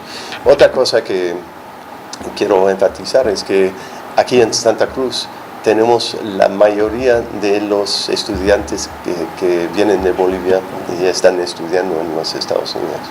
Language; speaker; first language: Spanish; non-native, fluent; English